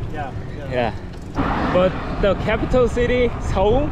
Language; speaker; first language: English; non-native, learner; Korean